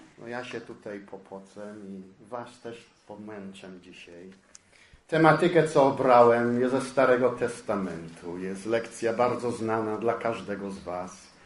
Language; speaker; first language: Polish; early bilingual, heritage; Polish